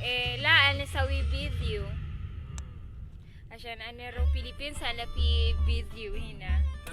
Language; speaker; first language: Arabic; non-native, learner; Filipino